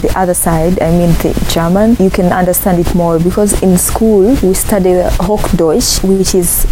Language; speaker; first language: English; non-native, local second language; Ganda